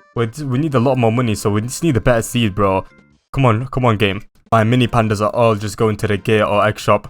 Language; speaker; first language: English; native; English